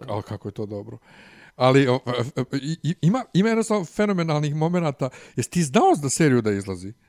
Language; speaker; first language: Bosnian; native; Bosnian